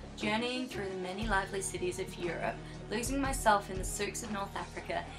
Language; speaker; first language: English; native; English